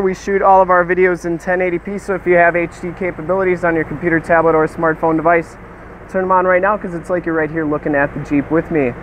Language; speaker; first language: English; native; English